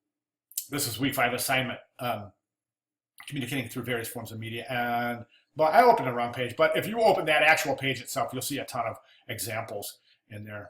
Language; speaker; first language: English; native; English